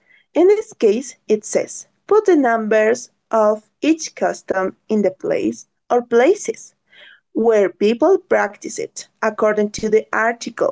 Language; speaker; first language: English; non-native, learner; Spanish